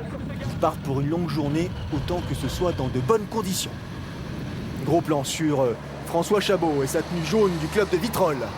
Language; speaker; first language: French; native; French